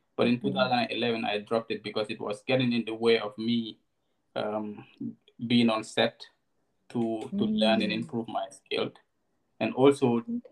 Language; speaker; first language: English; non-native, local second language; Wolof